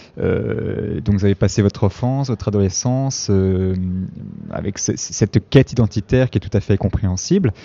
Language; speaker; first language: French; native; French